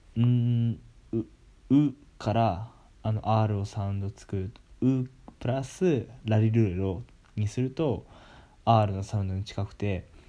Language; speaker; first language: Japanese; native; Japanese